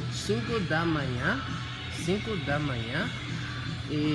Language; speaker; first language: Portuguese; non-native, learner; English